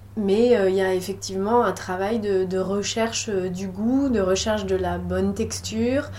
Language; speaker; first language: French; native; French